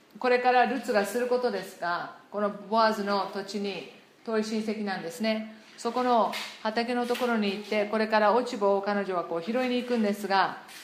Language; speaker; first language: Japanese; non-native, fluent; English